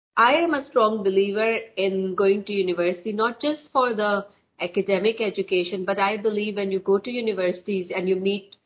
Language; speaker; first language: English; non-native, local second language; Hindi